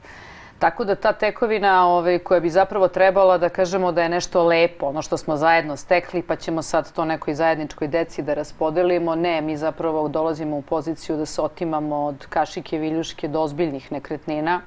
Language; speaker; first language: Croatian; native; Croatian